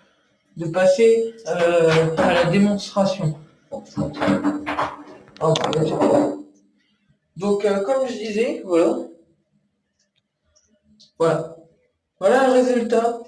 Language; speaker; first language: French; native; French